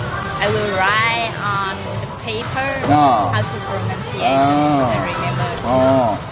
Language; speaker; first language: English; non-native, learner; Vietnamese